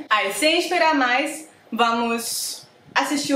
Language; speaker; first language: Portuguese; non-native, fluent; French